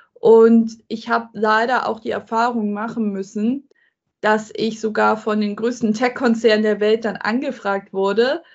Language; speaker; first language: German; early bilingual, other home language; Persian